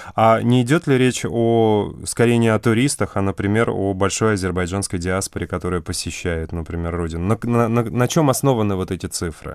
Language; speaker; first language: Russian; native; Russian